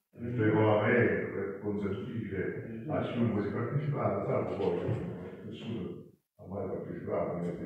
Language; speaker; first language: Italian; native; Italian